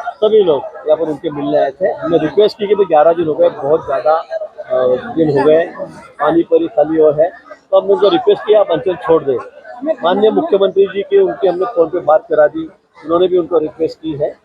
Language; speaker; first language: Hindi; non-native, local second language; Marathi